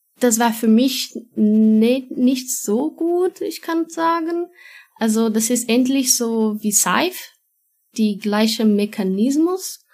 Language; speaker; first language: German; non-native, learner; Portuguese